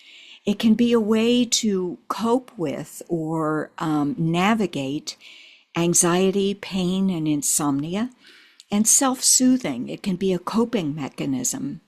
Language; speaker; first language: English; native; English